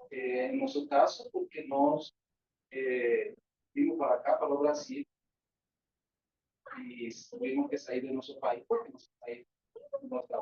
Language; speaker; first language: Portuguese; non-native, learner; Spanish